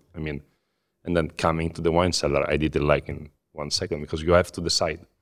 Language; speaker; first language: English; non-native, fluent; Italian